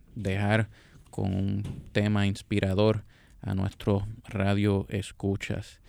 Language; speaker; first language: Spanish; native; Spanish